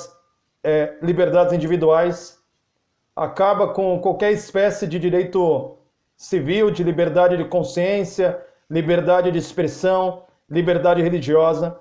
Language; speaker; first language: Portuguese; native; Portuguese